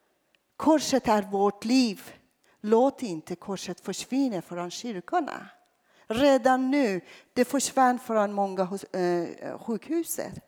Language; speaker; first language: Swedish; non-native, fluent; Persian